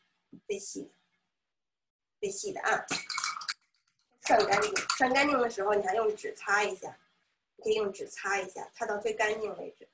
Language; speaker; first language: Chinese; native; Chinese